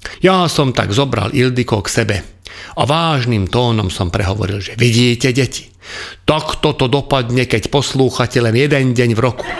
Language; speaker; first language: Slovak; non-native, local second language; Hungarian